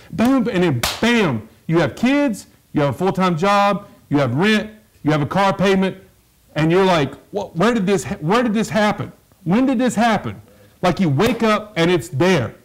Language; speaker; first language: English; native; English